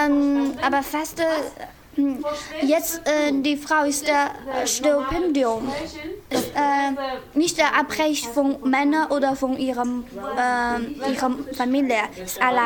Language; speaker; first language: German; non-native, learner; Chinese